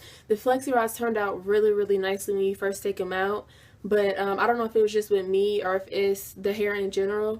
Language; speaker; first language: English; native; English